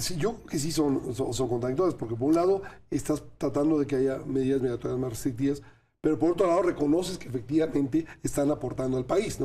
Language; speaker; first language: Spanish; native; Spanish